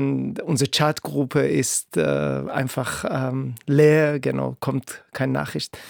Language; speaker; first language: German; non-native, fluent; Persian